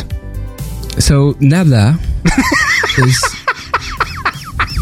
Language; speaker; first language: English; non-native, fluent; French